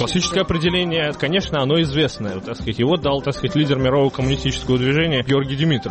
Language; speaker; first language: Russian; native; Russian